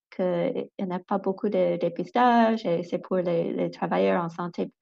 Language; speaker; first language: French; non-native, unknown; English